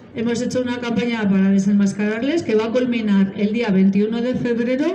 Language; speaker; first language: Spanish; native; Spanish